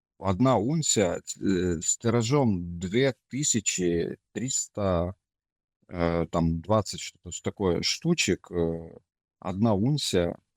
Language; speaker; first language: Ukrainian; native; Ukrainian